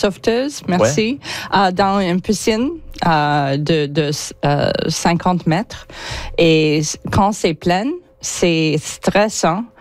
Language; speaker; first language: French; non-native, learner; English